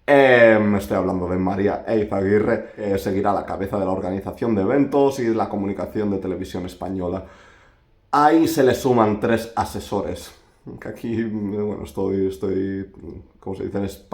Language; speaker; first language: Spanish; native; Spanish